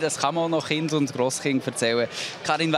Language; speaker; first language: German; native; German